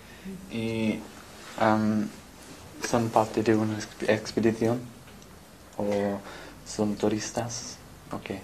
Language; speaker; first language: Spanish; non-native, learner; English